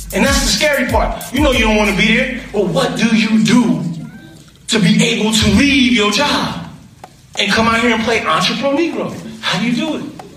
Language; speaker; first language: English; native; English